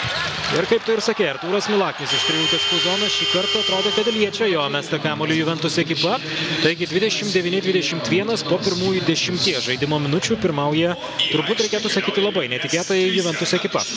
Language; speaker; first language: Lithuanian; native; Lithuanian